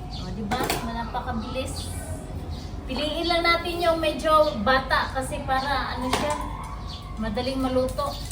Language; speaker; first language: Filipino; non-native, local second language; Cebuano